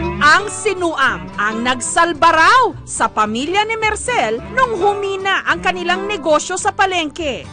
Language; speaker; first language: Filipino; native; Filipino